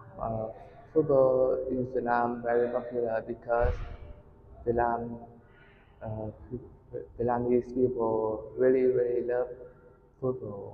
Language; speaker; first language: English; non-native, learner; Vietnamese